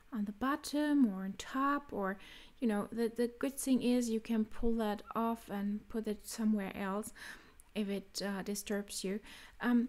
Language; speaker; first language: English; non-native, fluent; German